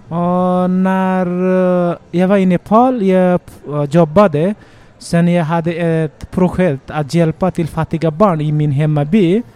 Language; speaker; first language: Swedish; non-native, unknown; Nepali